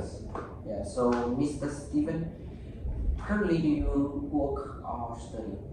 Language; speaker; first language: English; non-native, learner; Vietnamese